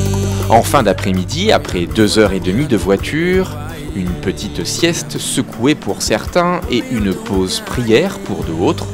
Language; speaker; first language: French; native; French